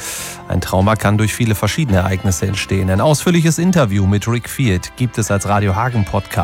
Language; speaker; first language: German; native; German